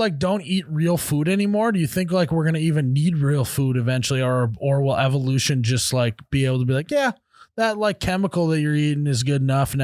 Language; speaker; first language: English; native; English